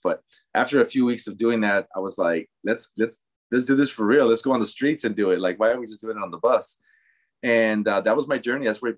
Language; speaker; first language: English; early bilingual, other home language; Spanish